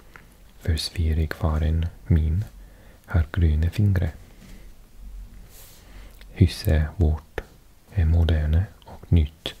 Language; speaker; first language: Norwegian; non-native, learner; English